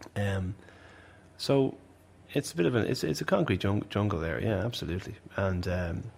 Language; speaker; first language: English; native; English